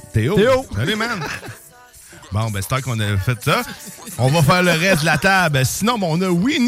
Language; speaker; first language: French; native; French